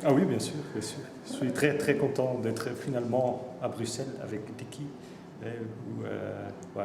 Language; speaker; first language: French; non-native, local second language; Dutch